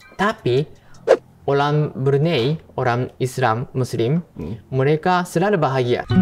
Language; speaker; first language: Indonesian; non-native, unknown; Japanese